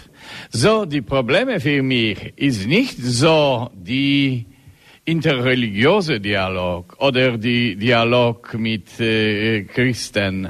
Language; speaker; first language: German; non-native, learner; Polish